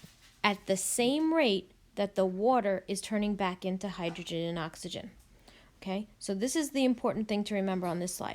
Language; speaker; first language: English; native; English